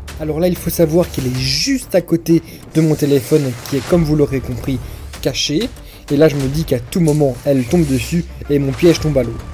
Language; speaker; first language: French; native; French